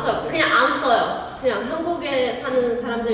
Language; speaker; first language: Korean; non-native, learner; Portuguese